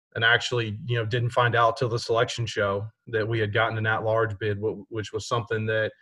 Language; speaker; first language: English; native; English